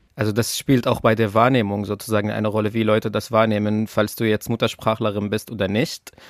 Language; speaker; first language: German; non-native, fluent; Arabic